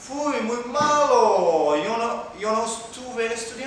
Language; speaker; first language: Spanish; non-native, learner; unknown